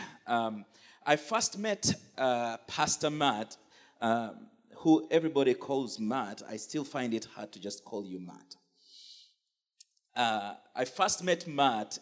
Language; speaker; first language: English; non-native, local second language; Ganda